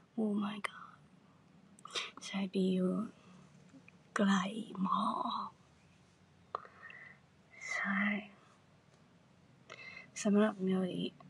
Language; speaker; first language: Thai; non-native, learner; Japanese